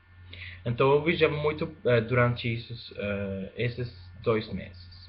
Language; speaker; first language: Portuguese; non-native, fluent; Spanish